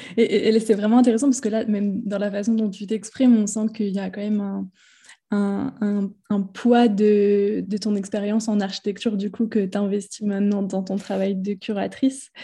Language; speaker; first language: French; native; French